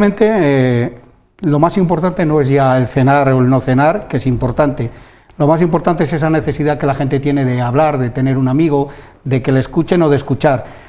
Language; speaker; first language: Spanish; native; Spanish